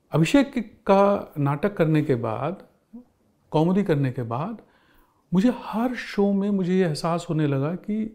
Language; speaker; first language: Hindi; native; Hindi